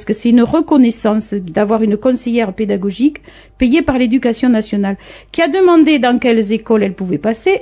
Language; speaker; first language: French; native; French